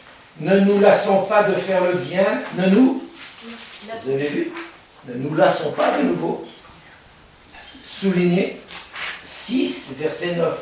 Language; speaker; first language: French; native; French